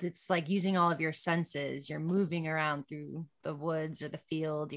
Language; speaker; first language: English; native; English